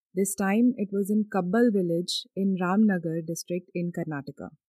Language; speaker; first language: English; non-native, local second language; Hindi